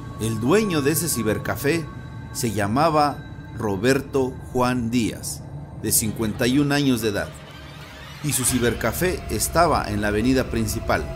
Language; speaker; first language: Spanish; native; Spanish